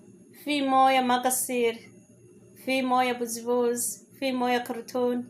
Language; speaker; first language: Arabic; non-native, fluent; Rundi